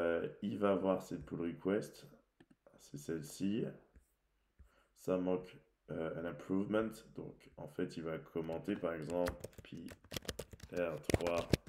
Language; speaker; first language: French; native; French